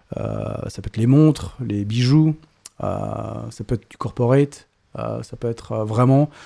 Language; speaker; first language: French; native; French